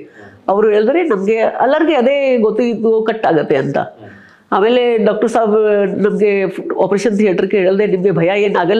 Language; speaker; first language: Kannada; non-native, local second language; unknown